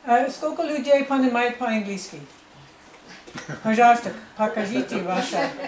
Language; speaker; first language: Russian; non-native, learner; English